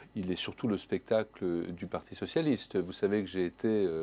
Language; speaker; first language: French; native; French